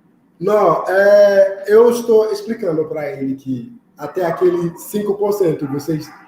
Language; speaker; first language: Portuguese; non-native, learner; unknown